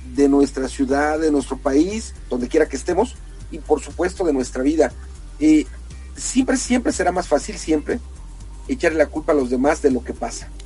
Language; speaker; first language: Spanish; native; Spanish